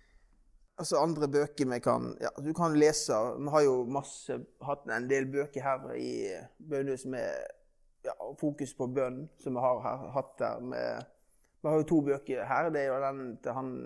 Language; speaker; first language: Norwegian; native; Norwegian